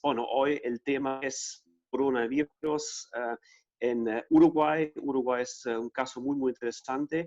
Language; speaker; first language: Spanish; non-native, fluent; German